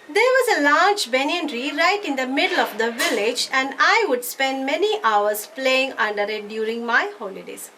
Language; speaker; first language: English; non-native, local second language; Malayalam